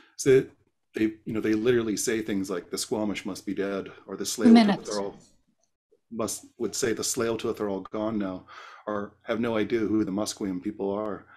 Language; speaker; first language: English; native; English